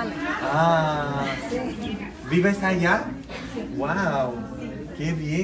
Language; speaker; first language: Spanish; non-native, fluent; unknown